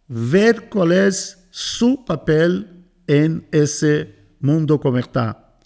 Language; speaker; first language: Spanish; non-native, fluent; Portuguese